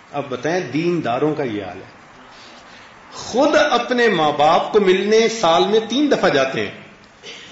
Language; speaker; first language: Urdu; native; Urdu